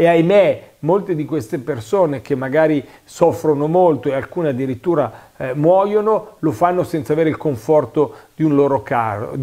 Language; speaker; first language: Italian; native; Italian